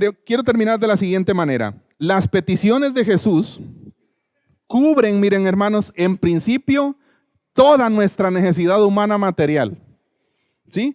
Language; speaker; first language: Spanish; native; Spanish